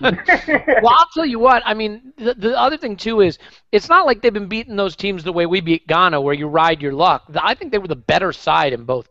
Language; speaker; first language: English; native; English